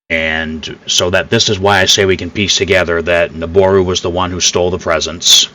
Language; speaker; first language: English; native; English